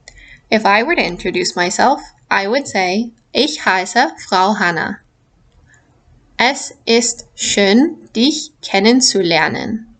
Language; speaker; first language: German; non-native, fluent; English